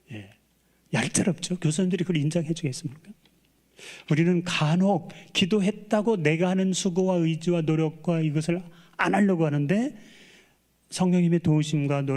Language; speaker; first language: Korean; native; Korean